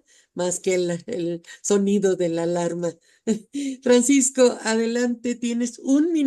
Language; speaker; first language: Spanish; native; Spanish